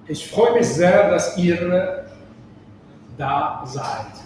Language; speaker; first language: German; non-native, fluent; Arabic